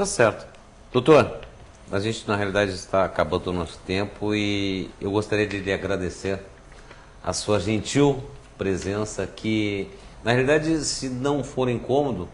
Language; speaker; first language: Portuguese; native; Portuguese